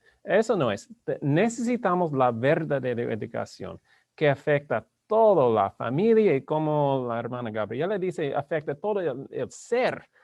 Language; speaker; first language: Spanish; non-native, learner; English